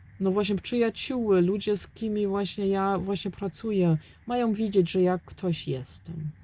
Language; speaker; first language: Polish; early bilingual, heritage; German